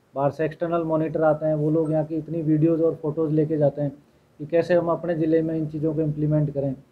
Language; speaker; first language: Hindi; native; Hindi